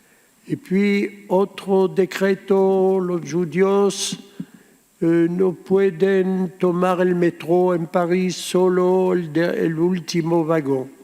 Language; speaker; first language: Spanish; early bilingual, heritage; Ladino